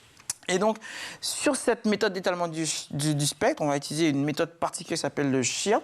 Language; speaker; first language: French; native; French